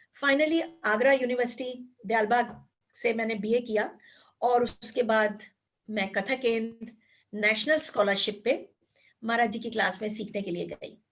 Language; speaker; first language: Hindi; native; Hindi